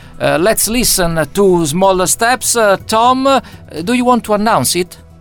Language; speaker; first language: English; non-native, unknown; Italian